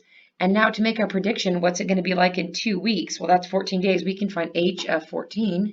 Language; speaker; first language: English; native; English